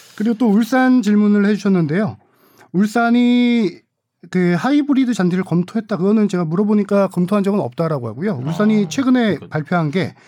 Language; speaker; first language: Korean; native; Korean